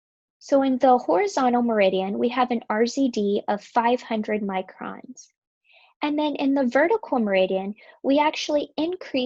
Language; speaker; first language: English; native; English